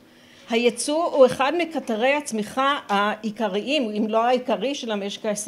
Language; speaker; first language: Hebrew; native; Hebrew